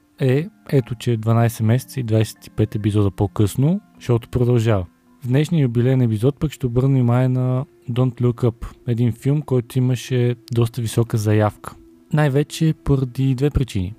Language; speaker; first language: Bulgarian; native; Bulgarian